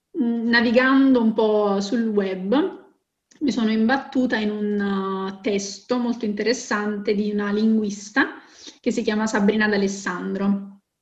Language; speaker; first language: Italian; native; Italian